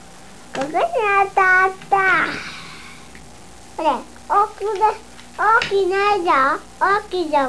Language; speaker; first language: Japanese; native; Japanese